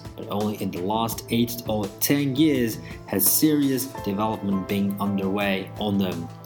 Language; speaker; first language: English; non-native, fluent; Chinese